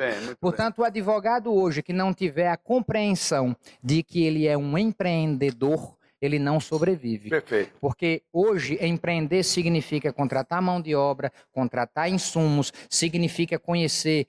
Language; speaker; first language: Portuguese; native; Portuguese